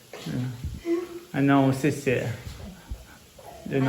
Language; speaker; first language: English; non-native, learner; Russian